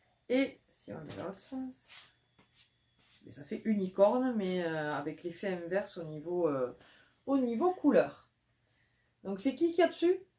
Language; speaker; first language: French; native; French